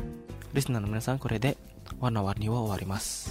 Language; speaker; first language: Japanese; non-native, fluent; Indonesian